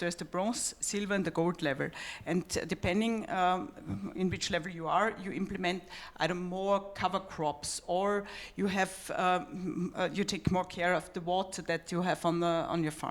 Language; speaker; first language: English; non-native, fluent; German